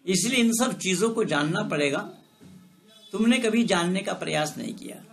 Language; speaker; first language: Hindi; non-native, local second language; Bangla